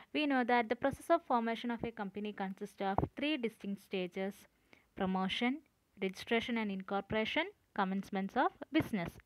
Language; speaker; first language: English; non-native, local second language; Malayalam